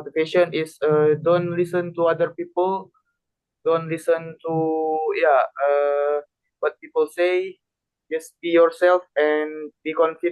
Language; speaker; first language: English; non-native, learner; Indonesian